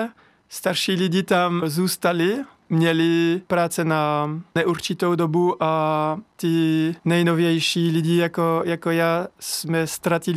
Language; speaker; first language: Czech; non-native, fluent; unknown